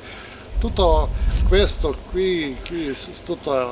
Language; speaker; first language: Italian; non-native, learner; Serbian